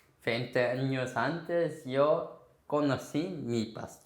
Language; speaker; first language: Spanish; non-native, fluent; Korean